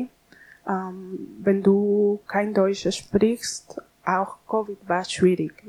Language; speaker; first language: German; non-native, learner; Spanish